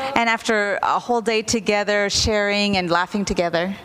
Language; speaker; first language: English; non-native, fluent; Spanish